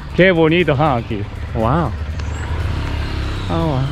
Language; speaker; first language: Spanish; non-native, learner; Japanese